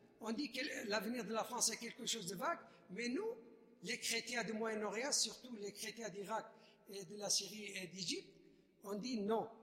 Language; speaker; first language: French; non-native, fluent; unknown